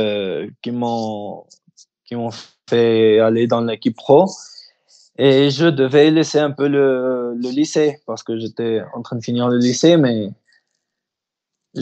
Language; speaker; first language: French; early bilingual, heritage; French